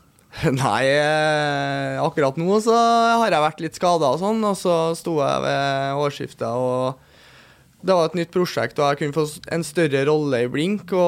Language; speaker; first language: Norwegian; native; Norwegian